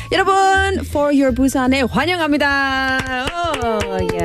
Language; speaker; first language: Korean; non-native, learner; English